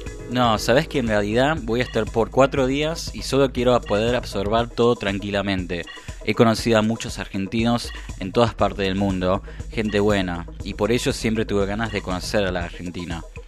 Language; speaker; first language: Spanish; native; Spanish